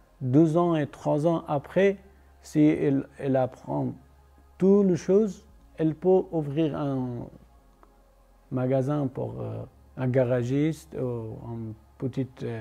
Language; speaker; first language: French; non-native, learner; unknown